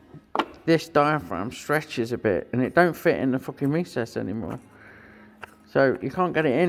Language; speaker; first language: English; native; English